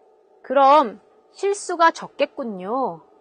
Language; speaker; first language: Korean; native; Korean